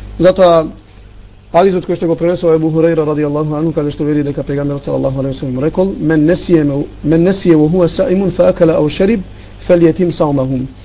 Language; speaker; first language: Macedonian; non-native, local second language; Albanian